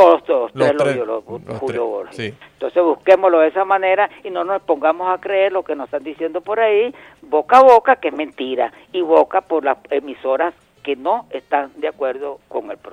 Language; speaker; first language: Spanish; native; Spanish